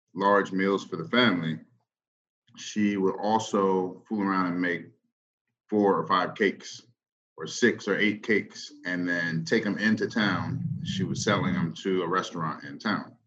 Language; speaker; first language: English; native; English